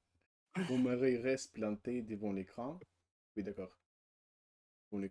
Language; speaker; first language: French; non-native, learner; Russian